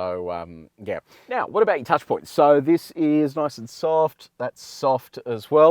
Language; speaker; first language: English; native; English